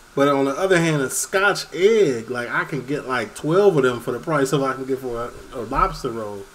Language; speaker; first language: English; native; English